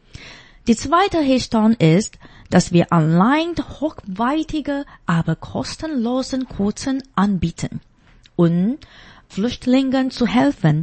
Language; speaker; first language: German; non-native, fluent; Chinese